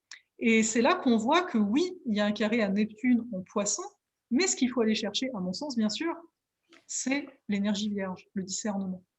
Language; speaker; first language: French; native; French